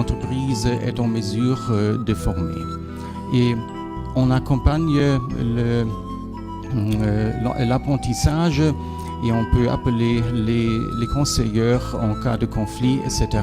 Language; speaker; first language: French; non-native, fluent; German